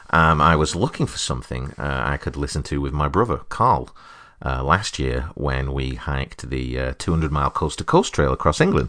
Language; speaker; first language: English; native; English